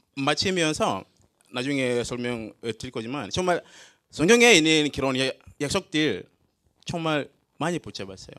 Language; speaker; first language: Korean; non-native, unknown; Swahili